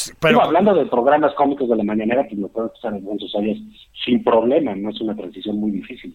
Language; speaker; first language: Spanish; native; Spanish